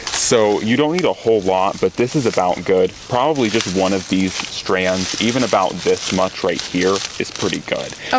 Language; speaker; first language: English; native; English